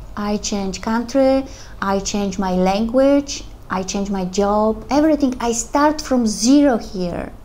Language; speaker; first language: English; non-native, learner; Polish